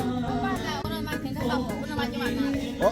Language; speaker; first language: Korean; non-native, learner; Lao